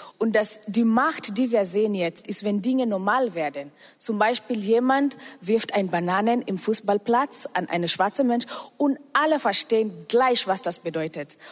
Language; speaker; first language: German; non-native, fluent; Swahili